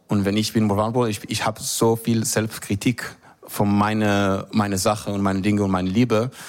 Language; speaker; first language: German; non-native, learner; Hebrew